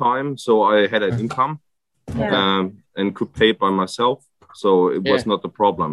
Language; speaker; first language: English; non-native, fluent; German